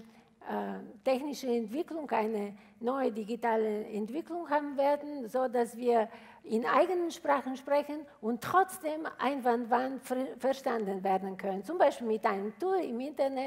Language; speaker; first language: German; non-native, fluent; Bulgarian